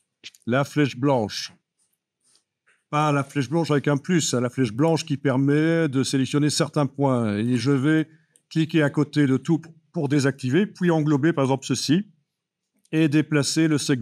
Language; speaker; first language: French; native; French